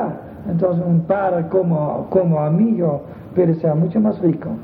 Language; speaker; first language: Spanish; non-native, fluent; Dutch